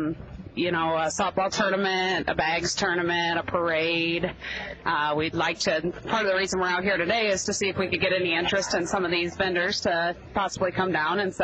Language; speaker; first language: English; native; English